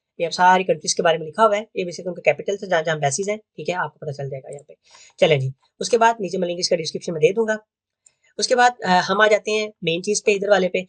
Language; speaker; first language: Urdu; non-native, local second language; Punjabi